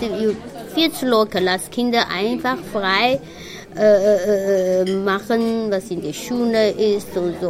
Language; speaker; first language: German; non-native, learner; Chinese